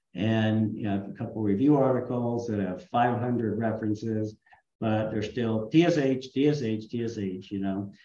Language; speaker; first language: English; native; English